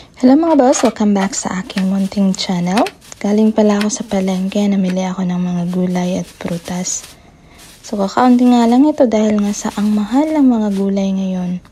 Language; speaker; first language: Filipino; non-native, local second language; Cebuano